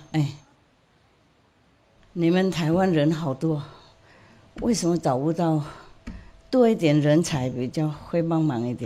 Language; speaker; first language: Chinese; non-native, fluent; Vietnamese